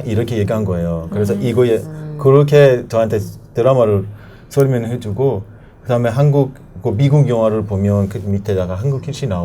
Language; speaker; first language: Korean; non-native, learner; Persian